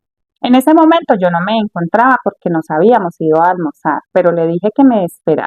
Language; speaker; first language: Spanish; native; Spanish